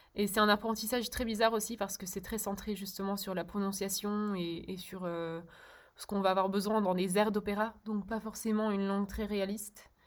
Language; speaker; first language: French; early bilingual, other home language; Czech